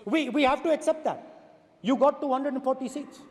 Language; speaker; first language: English; non-native, local second language; Hindi